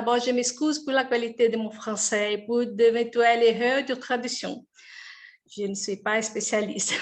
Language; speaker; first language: French; non-native, learner; Portuguese